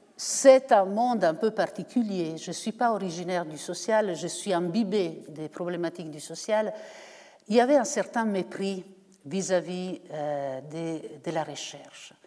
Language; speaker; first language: French; non-native, fluent; Italian